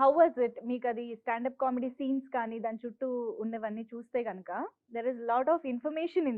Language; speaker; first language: Telugu; native; Telugu